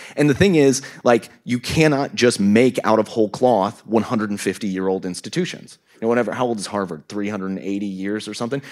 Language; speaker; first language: English; native; English